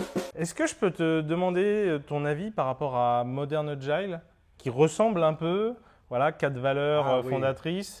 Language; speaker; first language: French; native; French